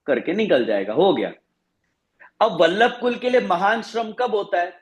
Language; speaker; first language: Hindi; non-native, local second language; Gujarati